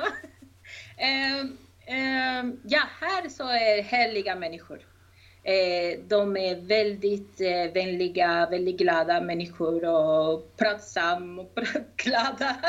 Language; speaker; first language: Swedish; non-native, fluent; Spanish